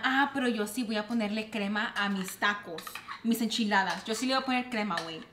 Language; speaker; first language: Spanish; early bilingual, heritage; Spanish